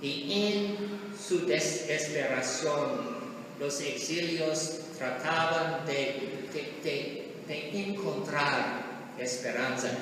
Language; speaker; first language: Spanish; non-native, learner; English